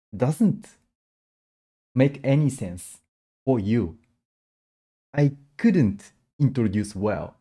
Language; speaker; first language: English; non-native, learner; Japanese